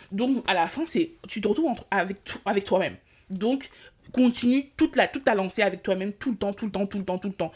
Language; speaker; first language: French; early bilingual, other home language; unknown